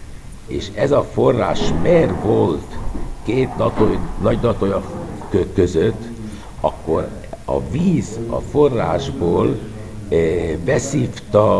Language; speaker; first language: Hungarian; non-native, fluent; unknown